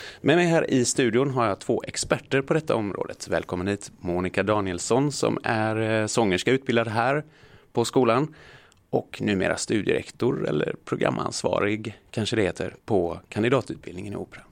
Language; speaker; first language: Swedish; native; Swedish